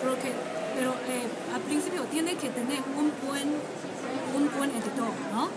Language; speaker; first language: Spanish; non-native, learner; Chinese